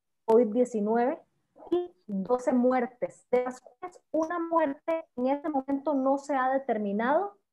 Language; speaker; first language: Spanish; native; Spanish